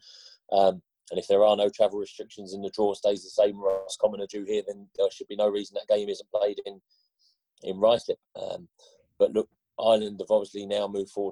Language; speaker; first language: English; native; English